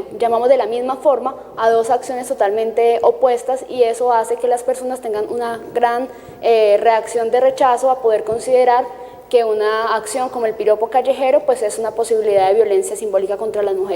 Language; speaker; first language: Spanish; native; Spanish